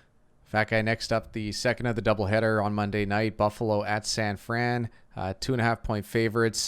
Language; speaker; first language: English; native; English